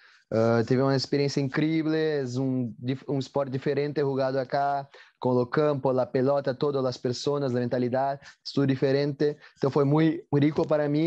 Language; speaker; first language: Spanish; non-native, learner; Portuguese